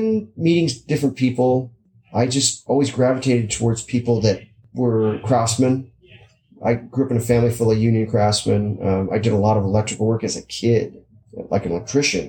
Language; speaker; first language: English; native; English